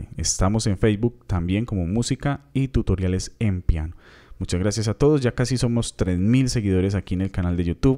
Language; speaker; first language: Spanish; native; Spanish